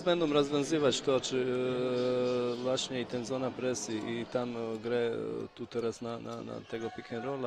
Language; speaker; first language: Polish; non-native, fluent; Bosnian